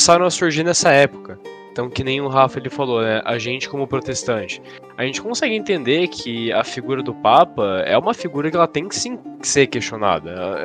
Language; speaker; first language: Portuguese; native; Portuguese